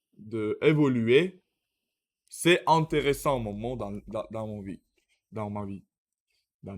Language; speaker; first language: French; non-native, learner; Russian